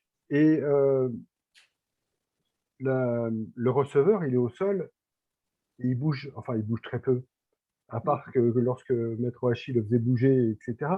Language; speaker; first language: French; native; French